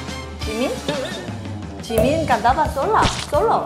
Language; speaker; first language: Spanish; non-native, learner; Korean